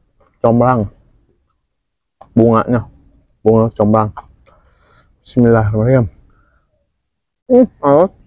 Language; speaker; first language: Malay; non-native, local second language; Sundanese